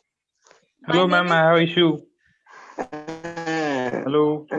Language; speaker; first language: English; non-native, learner; Marathi